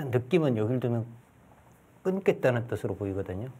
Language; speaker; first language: Korean; native; Korean